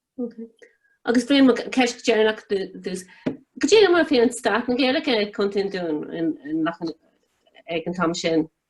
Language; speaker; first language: Irish; non-native, local second language; English